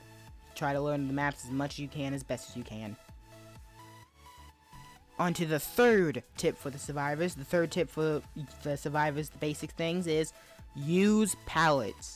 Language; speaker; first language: English; native; English